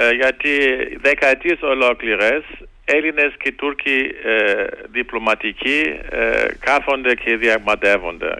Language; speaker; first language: Greek; non-native, fluent; German